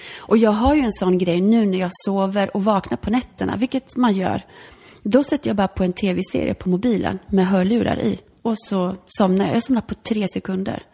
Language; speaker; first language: Swedish; early bilingual, other home language; Polish